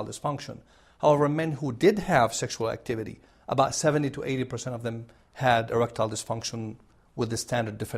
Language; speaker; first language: English; non-native, fluent; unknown